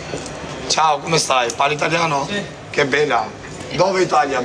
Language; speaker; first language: Italian; non-native, learner; Albanian